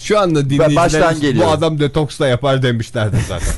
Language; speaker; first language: Turkish; native; Turkish